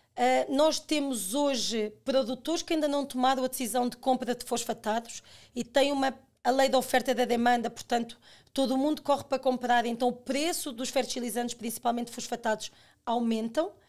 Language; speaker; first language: Portuguese; native; Portuguese